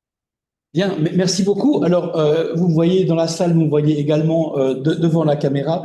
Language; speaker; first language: French; native; French